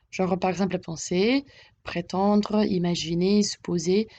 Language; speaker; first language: French; non-native, fluent; English